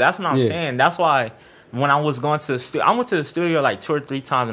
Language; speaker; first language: English; native; English